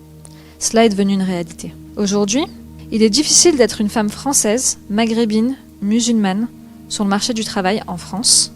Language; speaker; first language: French; native; French